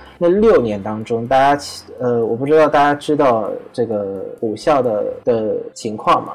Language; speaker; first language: Chinese; non-native, fluent; Vietnamese